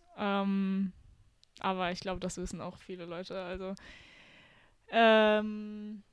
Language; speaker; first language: German; native; German